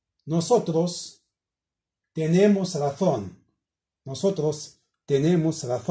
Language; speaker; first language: Spanish; non-native, learner; Arabic